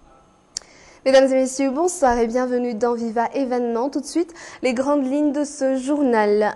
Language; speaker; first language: French; non-native, local second language; Malagasy